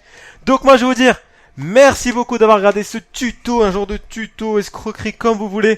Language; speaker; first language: French; native; French